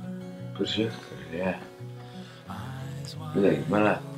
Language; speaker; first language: Estonian; native; Estonian